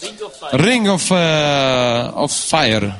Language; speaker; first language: Italian; non-native, fluent; Russian